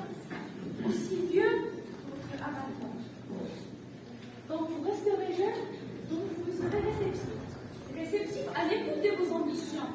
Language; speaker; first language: French; non-native, local second language; Arabic